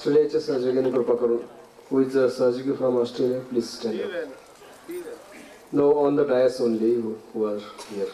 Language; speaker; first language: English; non-native, local second language; Marathi